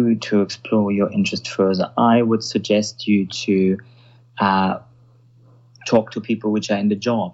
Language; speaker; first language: English; non-native, fluent; German